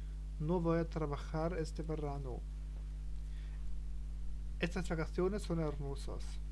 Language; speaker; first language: Spanish; non-native, learner; German